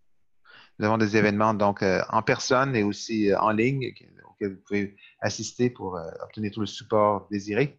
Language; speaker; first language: French; native; French